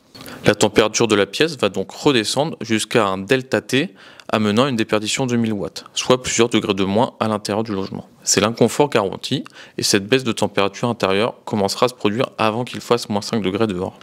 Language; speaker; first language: French; native; French